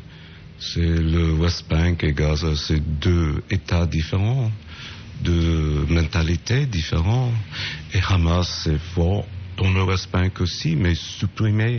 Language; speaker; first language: French; non-native, fluent; English